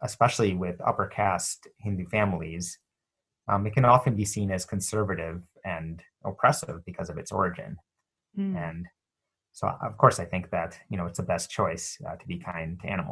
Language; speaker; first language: English; native; English